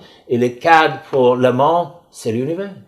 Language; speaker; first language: French; non-native, fluent; English